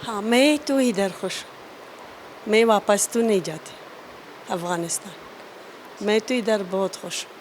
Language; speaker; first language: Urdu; non-native, learner; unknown